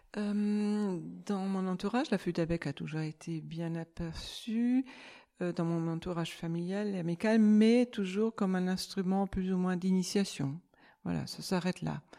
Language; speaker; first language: French; non-native, fluent; German